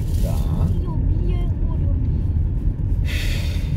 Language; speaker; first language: Romanian; early bilingual, heritage; Romanian